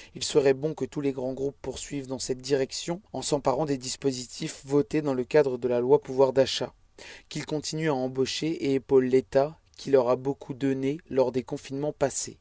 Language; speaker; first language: French; native; French